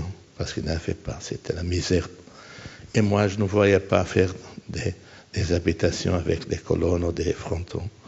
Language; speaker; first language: French; non-native, fluent; Portuguese